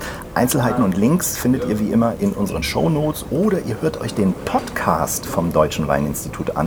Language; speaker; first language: German; native; German